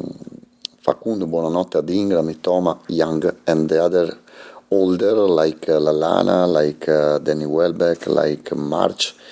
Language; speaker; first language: English; non-native, fluent; Italian